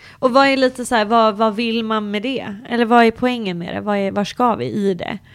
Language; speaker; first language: Swedish; early bilingual, other home language; English